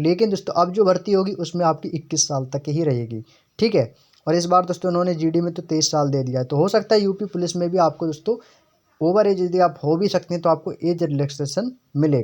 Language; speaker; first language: Hindi; native; Hindi